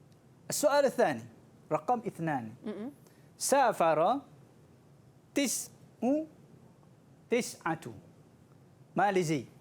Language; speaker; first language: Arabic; non-native, fluent; Malay